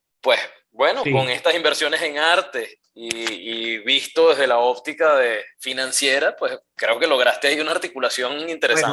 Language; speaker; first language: Spanish; native; Spanish